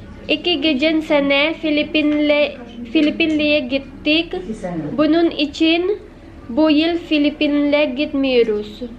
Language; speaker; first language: Turkish; non-native, learner; Filipino